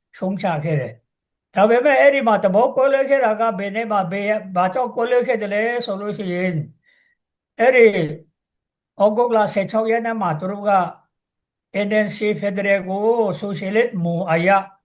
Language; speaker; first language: Burmese; non-native, local second language; Tangkhul Naga (India)